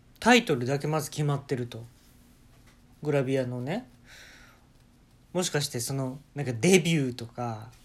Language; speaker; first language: Japanese; native; Japanese